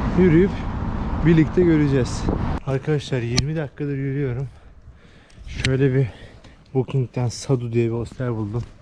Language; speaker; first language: Turkish; native; Turkish